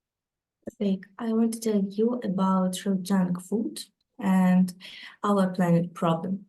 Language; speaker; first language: English; non-native, learner; Ukrainian